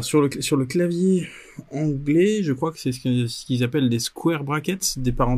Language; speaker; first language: French; native; French